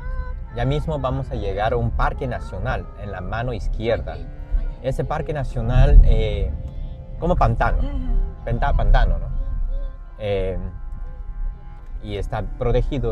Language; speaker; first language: Spanish; non-native, fluent; Chinese